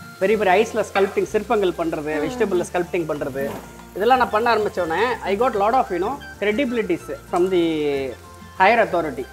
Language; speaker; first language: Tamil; native; Tamil